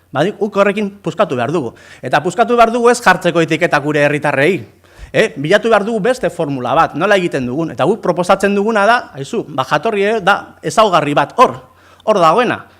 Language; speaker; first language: Basque; non-native, fluent; Spanish